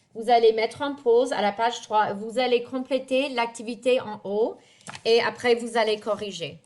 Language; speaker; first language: French; non-native, fluent; English